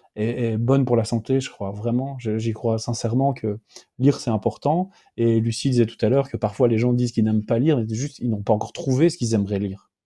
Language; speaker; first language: French; native; French